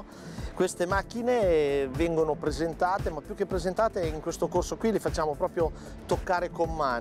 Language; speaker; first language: Italian; native; Italian